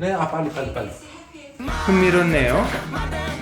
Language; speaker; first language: Korean; non-native, learner; Italian